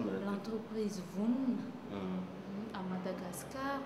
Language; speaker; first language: French; non-native, local second language; Malagasy